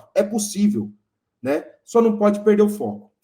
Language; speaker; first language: Portuguese; native; Portuguese